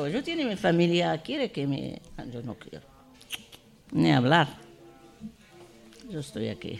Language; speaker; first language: Spanish; non-native, learner; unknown